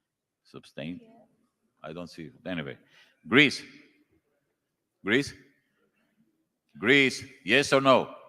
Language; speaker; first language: English; non-native, fluent; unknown